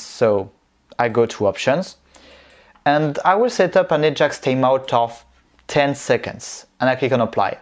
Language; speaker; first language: English; non-native, fluent; French